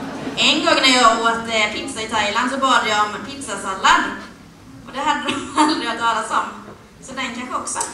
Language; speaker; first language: Swedish; native; Swedish